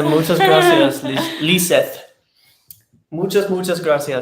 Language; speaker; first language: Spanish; non-native, learner; English